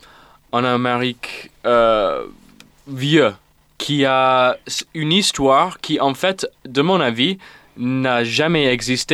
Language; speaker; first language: French; non-native, fluent; English